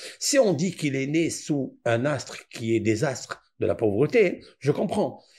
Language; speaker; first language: French; native; French